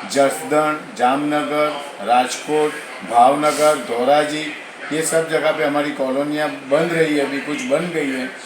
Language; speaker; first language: Hindi; non-native, local second language; Gujarati